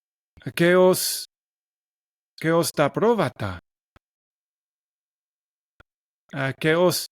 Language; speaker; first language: Greek; non-native, learner; English